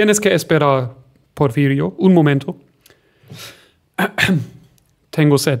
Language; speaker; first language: Spanish; non-native, fluent; German